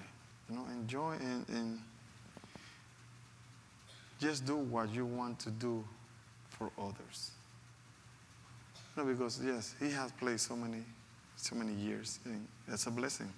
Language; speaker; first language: English; non-native, fluent; Spanish